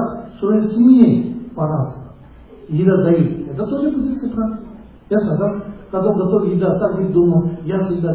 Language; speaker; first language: Russian; non-native, learner; Tibetan